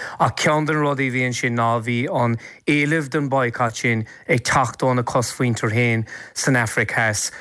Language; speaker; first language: Irish; non-native, local second language; English